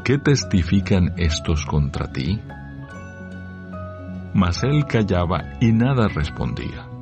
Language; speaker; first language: Spanish; native; Spanish